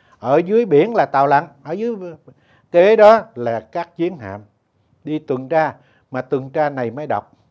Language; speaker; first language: Vietnamese; native; Vietnamese